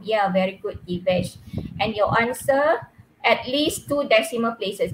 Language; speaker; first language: English; non-native, local second language; Malay